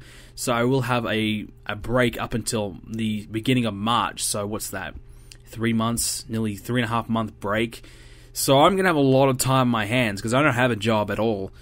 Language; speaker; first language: English; native; English